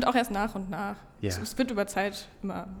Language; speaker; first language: German; native; German